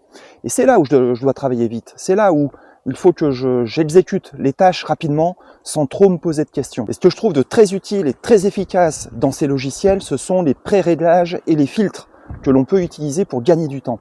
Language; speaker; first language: French; native; French